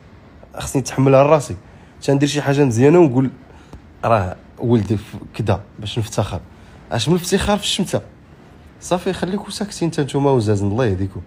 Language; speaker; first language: Arabic; native; Arabic